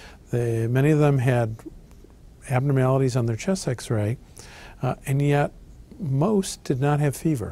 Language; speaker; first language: English; native; English